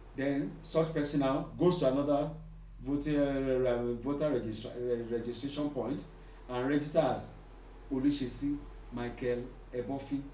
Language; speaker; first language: English; non-native, local second language; Yoruba